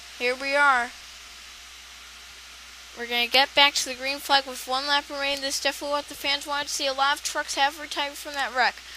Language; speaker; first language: English; native; English